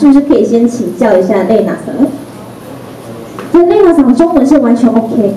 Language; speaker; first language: Chinese; native; Chinese